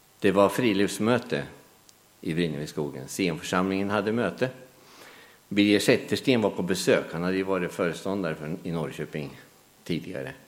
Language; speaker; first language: Swedish; native; Swedish